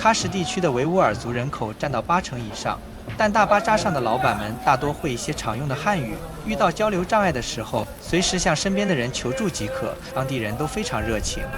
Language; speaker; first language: Chinese; native; Chinese